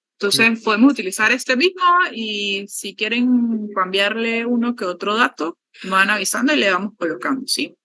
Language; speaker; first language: Spanish; native; Spanish